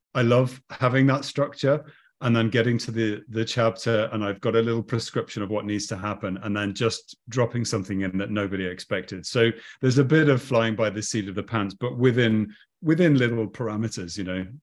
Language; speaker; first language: English; native; English